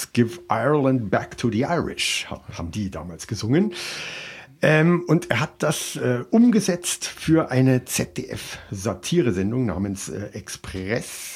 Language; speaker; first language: German; native; German